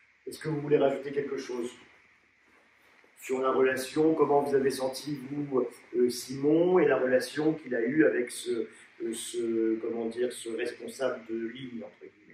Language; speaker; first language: French; native; French